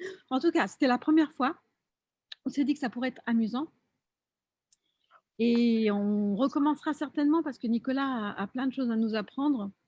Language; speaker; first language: French; native; French